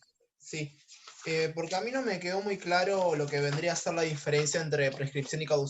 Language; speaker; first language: Spanish; native; Spanish